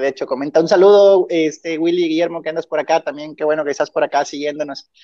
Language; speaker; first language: Spanish; native; Spanish